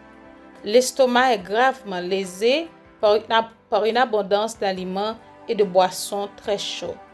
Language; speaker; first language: French; non-native, local second language; Haitian Creole